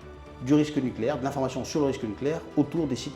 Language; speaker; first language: French; native; French